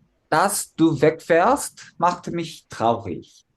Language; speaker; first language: German; non-native, fluent; Korean